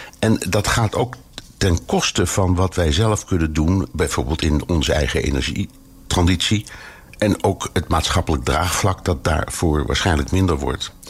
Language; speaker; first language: Dutch; native; Dutch